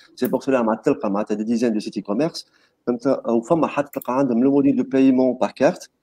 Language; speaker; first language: French; non-native, local second language; Arabic